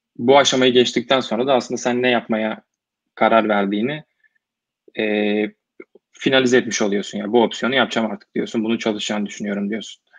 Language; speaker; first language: Turkish; native; Turkish